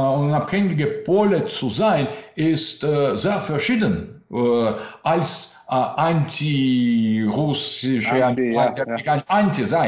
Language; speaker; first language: German; non-native, learner; Russian